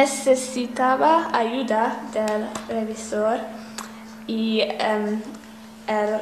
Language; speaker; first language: Spanish; non-native, learner; English